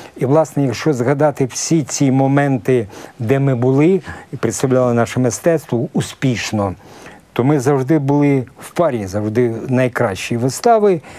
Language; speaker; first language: Ukrainian; native; Ukrainian